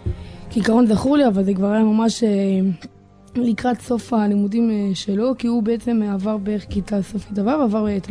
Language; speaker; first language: Hebrew; native; Hebrew